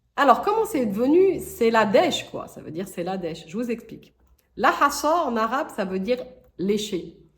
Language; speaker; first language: French; native; French